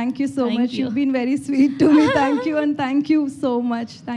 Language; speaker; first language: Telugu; non-native, learner; Tamil